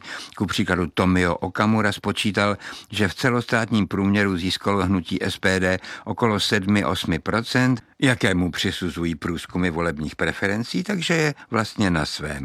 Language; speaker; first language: Czech; native; Czech